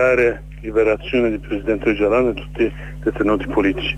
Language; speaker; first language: Italian; non-native, fluent; Kurdish